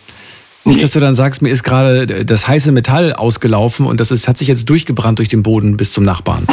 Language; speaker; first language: German; native; German